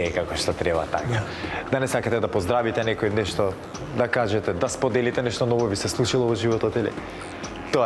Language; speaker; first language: Macedonian; native; Macedonian